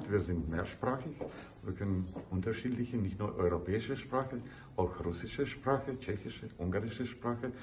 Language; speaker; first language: German; non-native, fluent; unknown